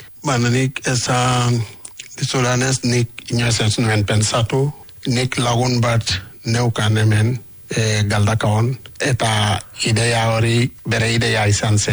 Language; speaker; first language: Basque; non-native, learner; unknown